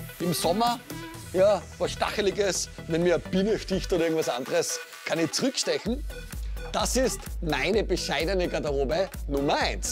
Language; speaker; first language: German; native; German